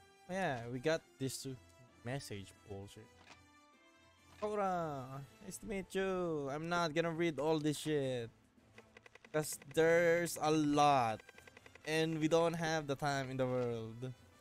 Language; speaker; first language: English; non-native, local second language; Filipino